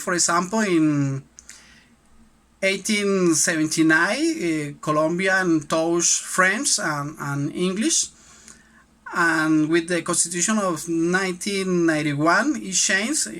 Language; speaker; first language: English; non-native, learner; Spanish